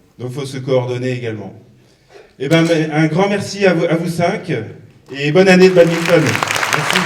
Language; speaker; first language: French; native; French